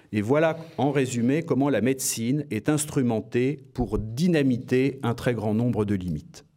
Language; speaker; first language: French; native; French